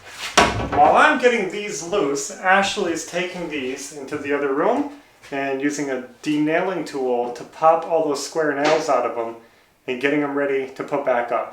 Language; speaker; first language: English; native; English